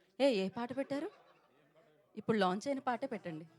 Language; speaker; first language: Telugu; native; Telugu